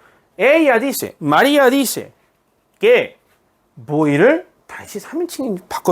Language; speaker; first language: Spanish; non-native, fluent; Korean